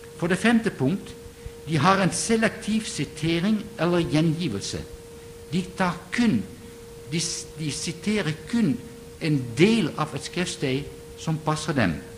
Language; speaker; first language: Norwegian; non-native, fluent; Dutch